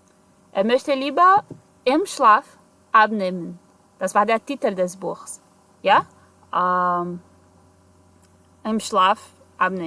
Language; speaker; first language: German; non-native, fluent; Portuguese